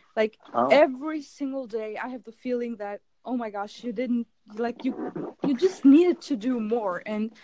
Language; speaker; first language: English; non-native, fluent; German